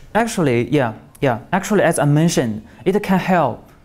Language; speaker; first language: English; non-native, learner; Chinese